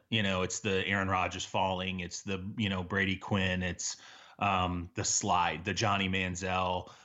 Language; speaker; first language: English; native; English